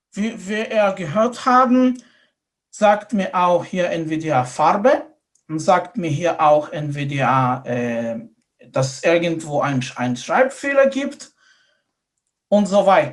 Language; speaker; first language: German; non-native, fluent; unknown